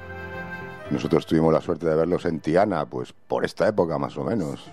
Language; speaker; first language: Spanish; native; Spanish